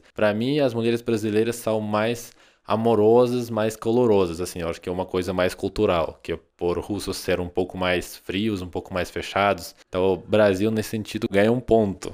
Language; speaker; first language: Portuguese; non-native, fluent; Russian